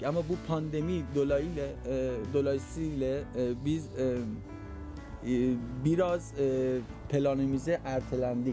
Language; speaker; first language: Turkish; non-native, fluent; Persian